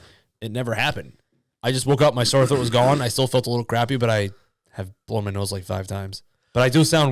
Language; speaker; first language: English; native; English